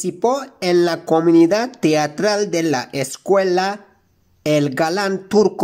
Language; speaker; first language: Spanish; non-native, fluent; Turkish